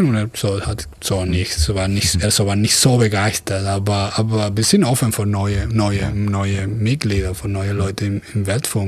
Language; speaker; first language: German; non-native, fluent; Spanish